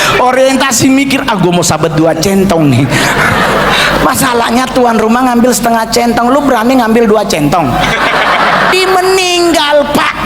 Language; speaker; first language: Indonesian; native; Indonesian